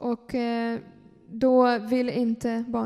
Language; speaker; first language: Swedish; non-native, fluent; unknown